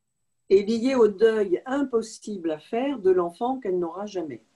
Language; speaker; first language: French; native; French